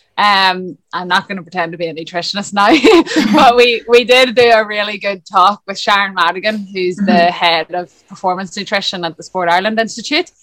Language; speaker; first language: English; native; English